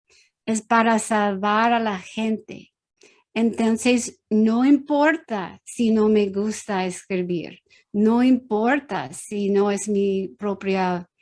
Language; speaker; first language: Spanish; non-native, learner; English